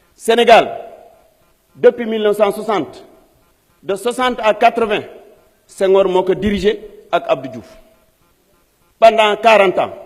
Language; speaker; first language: Wolof; non-native, local second language; Fula